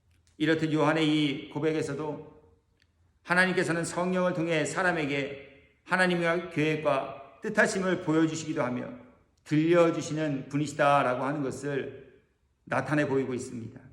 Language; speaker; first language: Korean; native; Korean